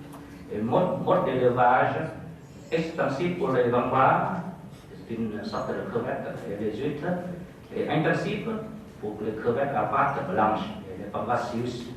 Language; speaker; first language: French; non-native, fluent; Vietnamese